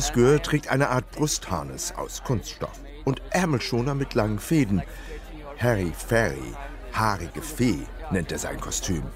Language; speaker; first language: German; native; German